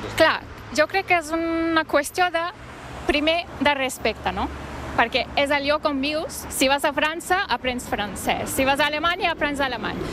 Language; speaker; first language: Catalan; non-native, fluent; Turkish